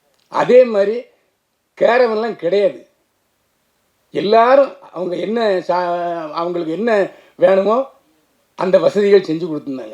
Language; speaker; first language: Tamil; native; Tamil